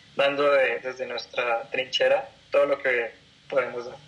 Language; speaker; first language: Spanish; native; Spanish